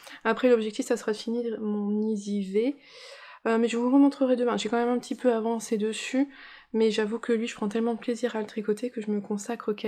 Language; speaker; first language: French; native; French